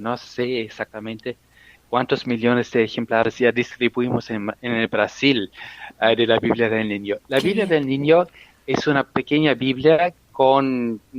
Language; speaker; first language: Spanish; non-native, fluent; German